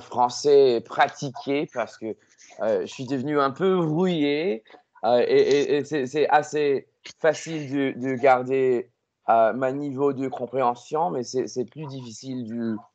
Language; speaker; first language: French; non-native, learner; English